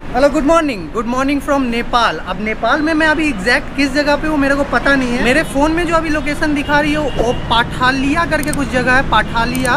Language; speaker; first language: Hindi; native; Hindi